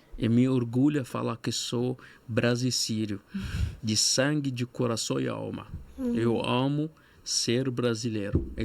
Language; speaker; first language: Portuguese; non-native, fluent; Arabic